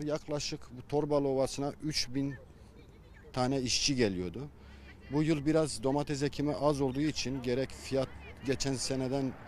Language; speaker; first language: Turkish; native; Turkish